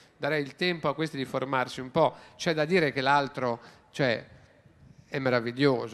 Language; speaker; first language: Italian; native; Italian